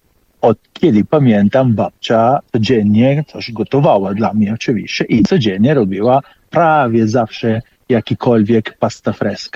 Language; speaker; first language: Polish; non-native, fluent; Italian